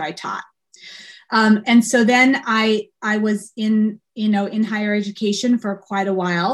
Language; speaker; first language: English; native; English